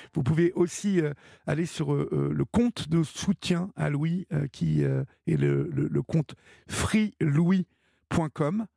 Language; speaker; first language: French; native; French